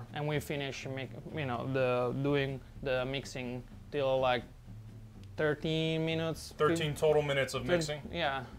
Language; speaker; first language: English; non-native, fluent; Italian